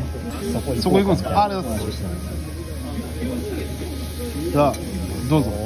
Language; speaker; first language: Japanese; native; Japanese